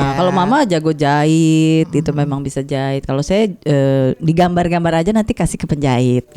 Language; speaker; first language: Indonesian; native; Indonesian